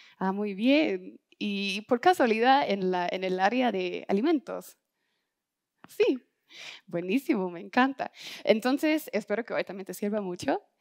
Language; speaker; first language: Spanish; non-native, fluent; German